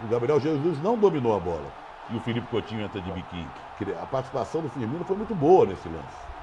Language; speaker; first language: Portuguese; native; Portuguese